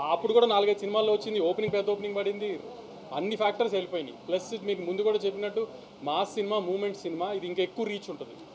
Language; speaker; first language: Telugu; native; Telugu